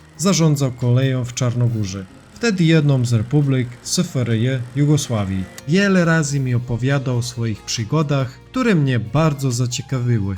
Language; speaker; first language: Polish; non-native, fluent; Serbian